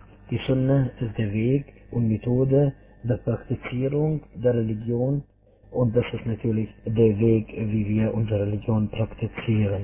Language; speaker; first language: German; non-native, fluent; Arabic